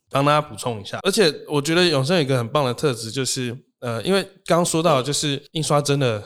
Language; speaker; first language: Chinese; native; Chinese